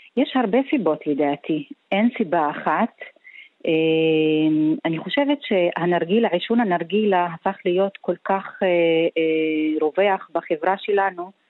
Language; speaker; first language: Hebrew; non-native, local second language; Arabic